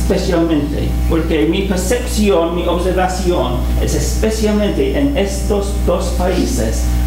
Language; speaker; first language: Spanish; non-native, fluent; English